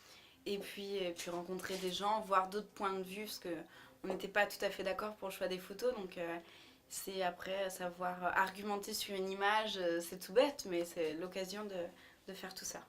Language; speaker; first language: French; native; French